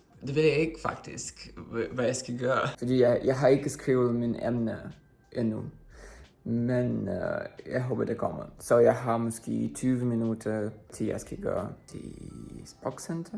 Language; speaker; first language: Danish; non-native, learner; Russian